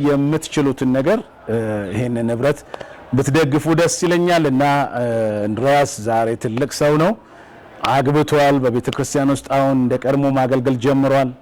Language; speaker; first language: Amharic; native; Amharic